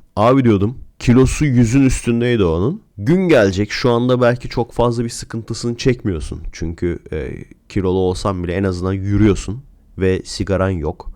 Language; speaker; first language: Turkish; native; Turkish